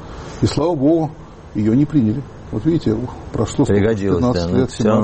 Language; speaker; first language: Russian; native; Russian